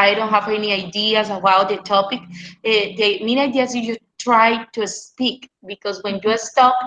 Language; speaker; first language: English; non-native, fluent; Spanish